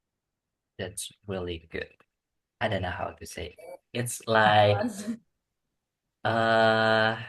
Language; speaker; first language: English; non-native, learner; Indonesian